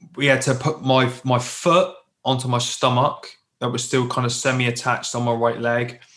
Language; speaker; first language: English; native; English